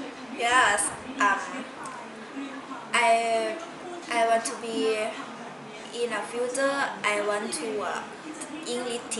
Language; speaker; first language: English; non-native, learner; Thai